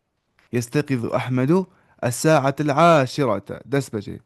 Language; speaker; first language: Arabic; non-native, fluent; Urdu